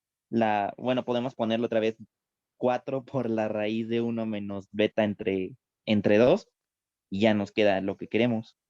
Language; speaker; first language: Spanish; native; Spanish